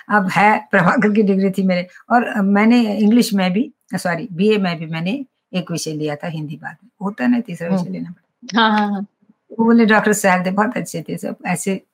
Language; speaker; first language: Hindi; non-native, local second language; Kashmiri